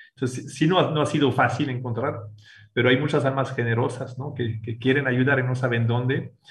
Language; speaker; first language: Spanish; non-native, fluent; French